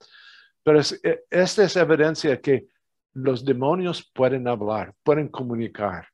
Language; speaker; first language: Spanish; non-native, fluent; English